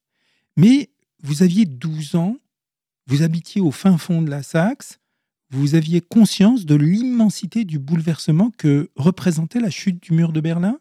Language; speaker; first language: French; native; French